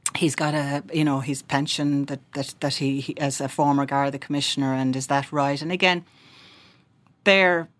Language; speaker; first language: English; native; English